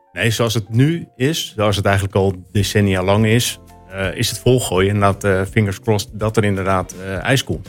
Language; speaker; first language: Dutch; native; Dutch